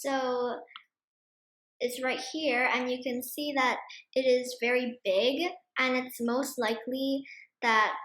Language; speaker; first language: English; non-native, fluent; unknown